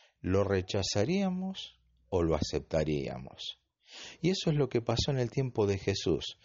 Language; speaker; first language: Spanish; native; Spanish